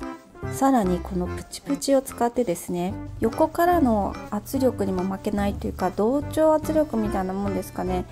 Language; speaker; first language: Japanese; native; Japanese